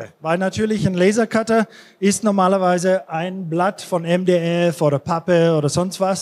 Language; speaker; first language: German; non-native, fluent; English